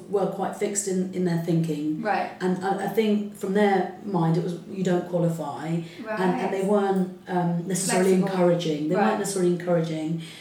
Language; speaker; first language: English; early bilingual, other home language; Arabic